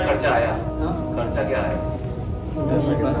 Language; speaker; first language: Hindi; native; Hindi